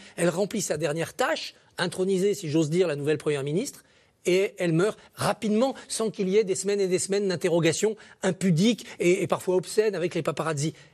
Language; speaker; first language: French; native; French